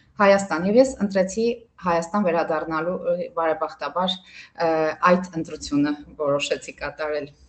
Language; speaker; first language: Armenian; early bilingual, heritage; Armenian